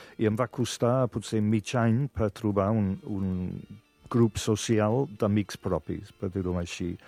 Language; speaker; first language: Catalan; non-native, fluent; English